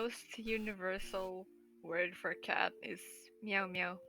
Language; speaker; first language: English; native; English